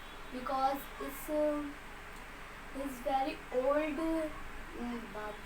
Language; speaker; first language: English; non-native, learner; Hindi